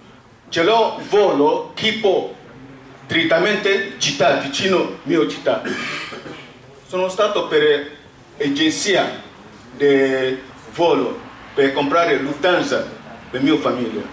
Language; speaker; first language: Italian; non-native, learner; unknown